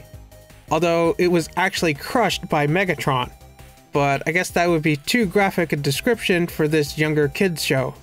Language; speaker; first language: English; native; English